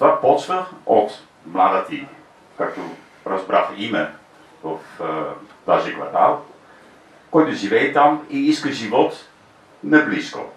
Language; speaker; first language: Bulgarian; non-native, learner; Dutch